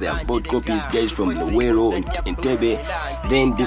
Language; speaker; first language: English; non-native, local second language; Ganda